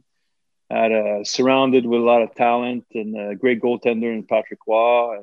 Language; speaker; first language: English; native; English